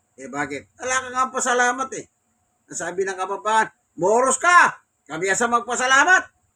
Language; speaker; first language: Filipino; non-native, local second language; Pampanga